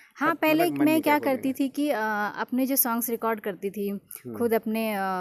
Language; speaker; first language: Hindi; native; Hindi